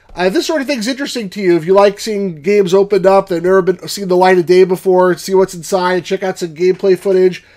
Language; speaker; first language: English; native; English